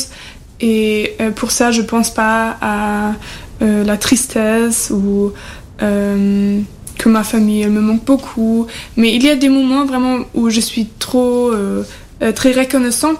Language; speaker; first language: French; non-native, learner; German